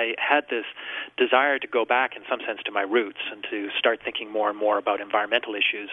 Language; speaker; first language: English; native; English